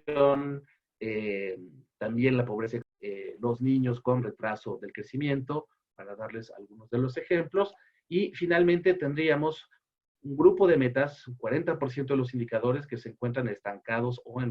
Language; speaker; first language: Spanish; native; Spanish